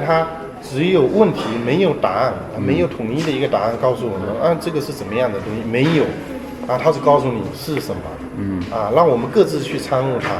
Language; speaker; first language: Chinese; native; Chinese